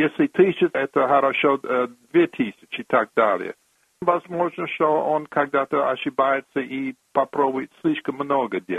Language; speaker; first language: Russian; non-native, fluent; English